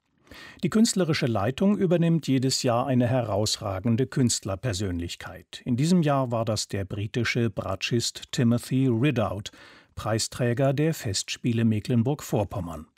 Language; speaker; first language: German; native; German